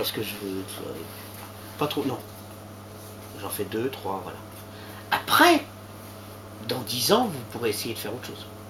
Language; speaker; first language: French; native; French